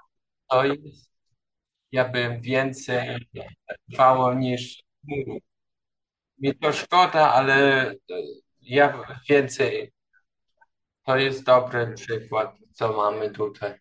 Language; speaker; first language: Polish; non-native, learner; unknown